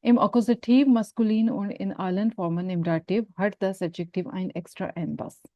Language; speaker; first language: German; non-native, fluent; Urdu